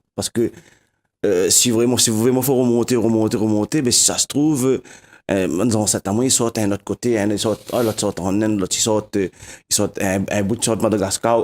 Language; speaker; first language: French; non-native, local second language; Réunion Creole French